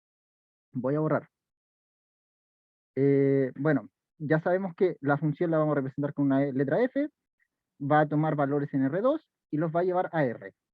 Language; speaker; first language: Spanish; native; Spanish